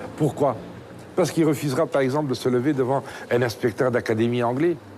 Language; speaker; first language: French; native; French